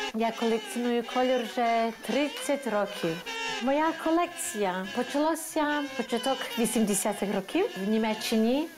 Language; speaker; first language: Ukrainian; early bilingual, heritage; Ukrainian